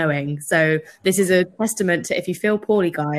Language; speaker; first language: English; native; English